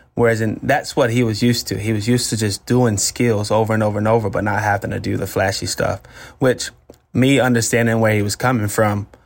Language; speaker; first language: English; native; English